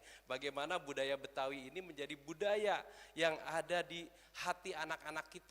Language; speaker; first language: Indonesian; native; Indonesian